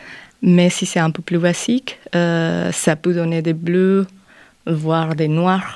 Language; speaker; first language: French; non-native, fluent; Spanish